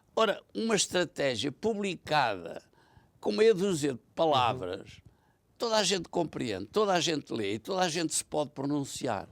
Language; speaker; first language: Portuguese; native; Portuguese